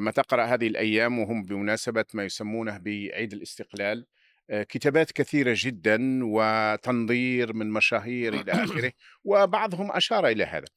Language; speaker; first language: Arabic; native; Arabic